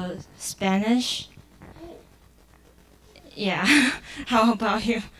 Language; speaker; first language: English; non-native, learner; Chinese